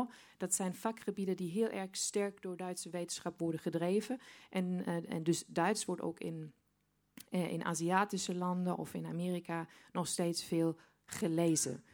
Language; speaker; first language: Dutch; non-native, fluent; German